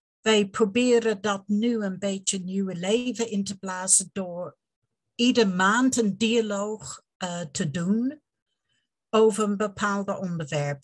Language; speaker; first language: Dutch; non-native, fluent; English